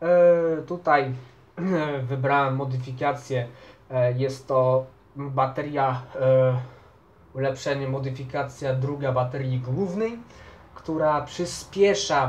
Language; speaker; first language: Polish; native; Polish